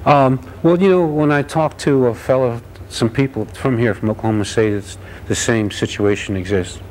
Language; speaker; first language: English; native; English